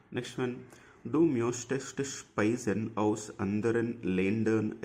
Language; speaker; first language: German; non-native, fluent; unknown